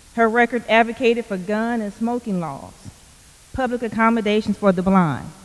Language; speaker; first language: English; native; English